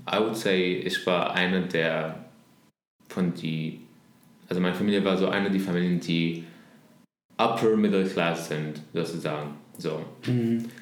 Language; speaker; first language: German; non-native, learner; Arabic